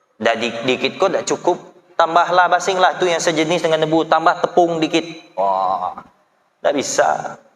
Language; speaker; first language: Malay; native; Malay